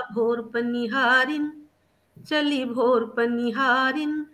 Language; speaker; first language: Hindi; native; Hindi